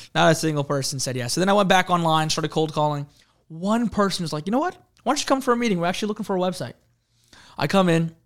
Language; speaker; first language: English; early bilingual, other home language; Urdu